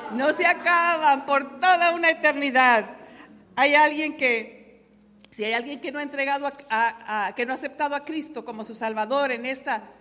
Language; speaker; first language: Spanish; native; Spanish